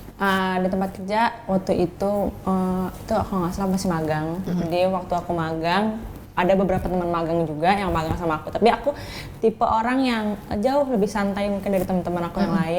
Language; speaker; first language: Indonesian; native; Indonesian